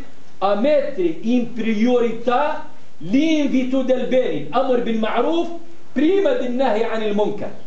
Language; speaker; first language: Italian; non-native, fluent; Arabic